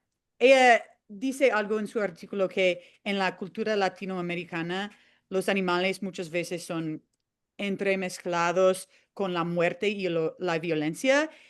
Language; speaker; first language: Spanish; non-native, fluent; English